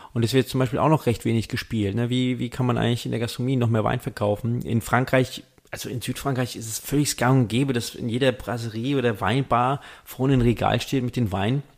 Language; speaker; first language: German; native; German